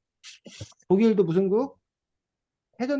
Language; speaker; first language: Korean; native; Korean